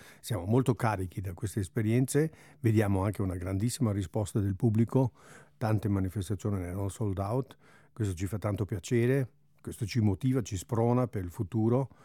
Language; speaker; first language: Italian; non-native, local second language; German